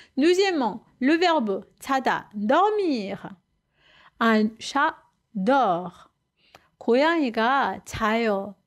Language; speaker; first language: French; non-native, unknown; Korean